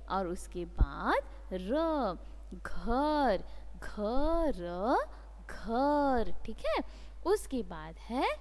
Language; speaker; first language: Hindi; non-native, local second language; Bangla